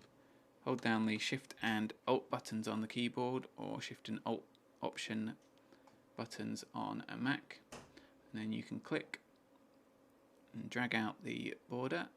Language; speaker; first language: English; native; English